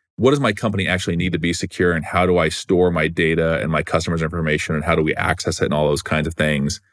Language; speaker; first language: English; native; English